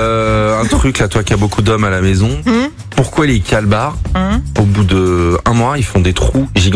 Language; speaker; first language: French; native; French